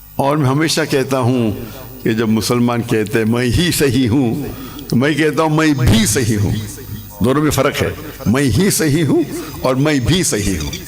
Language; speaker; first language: Urdu; non-native, local second language; English